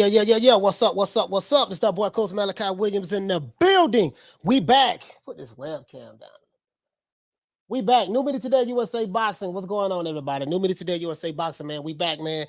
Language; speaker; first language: English; native; English